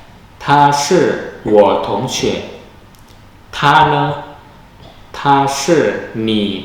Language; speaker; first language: Chinese; non-native, fluent; Indonesian